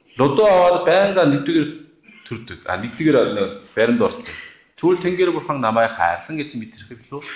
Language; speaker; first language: Mongolian; non-native, fluent; Korean